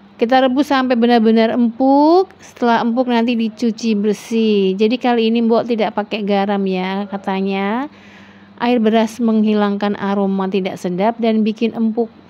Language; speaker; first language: Indonesian; non-native, local second language; Javanese